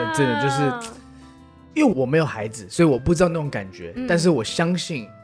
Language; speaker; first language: Chinese; early bilingual, heritage; Chinese